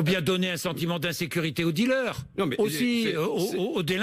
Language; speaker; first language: French; native; French